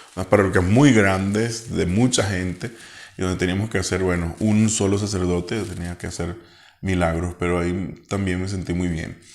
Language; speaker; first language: Spanish; native; Spanish